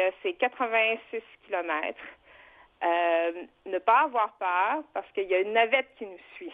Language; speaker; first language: French; early bilingual, other home language; Vietnamese